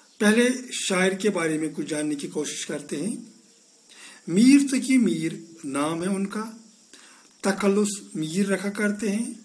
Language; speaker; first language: Urdu; non-native, local second language; Kashmiri